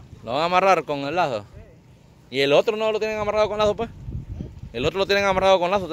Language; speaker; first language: Spanish; native; Spanish